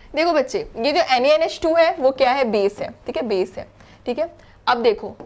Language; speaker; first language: Hindi; native; Hindi